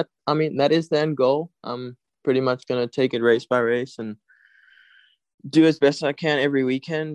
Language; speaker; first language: English; native; English